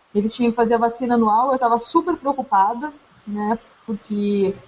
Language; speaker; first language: Portuguese; native; Portuguese